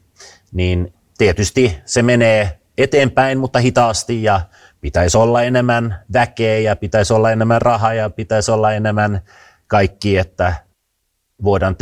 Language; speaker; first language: Finnish; early bilingual, heritage; Finnish